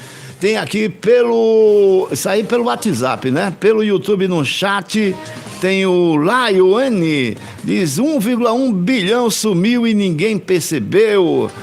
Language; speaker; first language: Portuguese; native; Portuguese